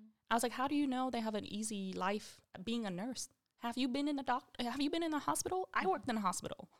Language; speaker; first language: English; early bilingual, other home language; Vietnamese